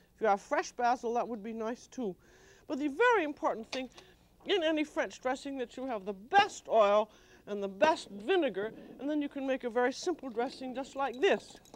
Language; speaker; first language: English; native; English